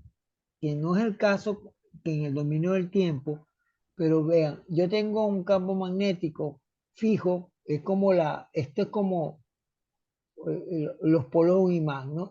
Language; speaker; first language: Spanish; native; Spanish